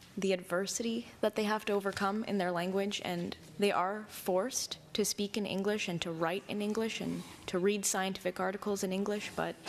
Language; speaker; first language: English; native; English